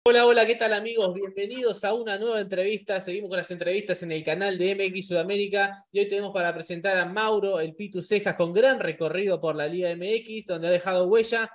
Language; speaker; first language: Spanish; native; Spanish